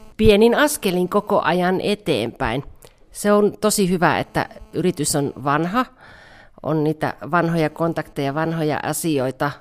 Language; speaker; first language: Finnish; native; Finnish